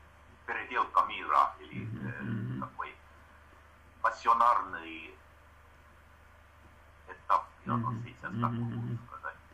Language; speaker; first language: Russian; non-native, fluent; Estonian